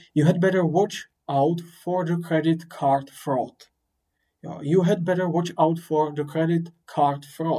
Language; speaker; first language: English; non-native, fluent; Czech